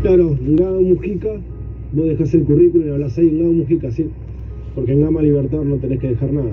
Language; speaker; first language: Spanish; native; Spanish